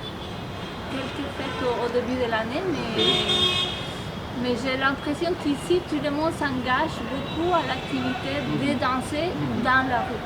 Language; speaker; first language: French; non-native, fluent; Spanish